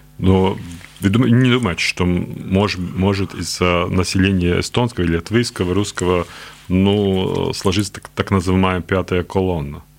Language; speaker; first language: Russian; non-native, local second language; Latvian